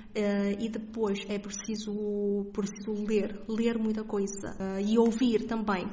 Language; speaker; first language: Portuguese; non-native, fluent; Chinese